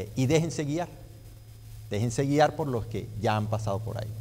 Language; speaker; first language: Spanish; native; Spanish